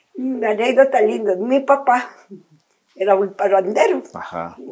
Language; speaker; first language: Spanish; native; Spanish